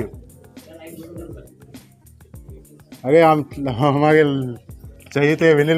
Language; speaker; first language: Hindi; non-native, local second language; Marathi